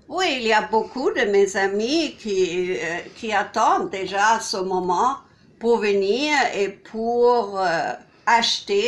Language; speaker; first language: French; non-native, fluent; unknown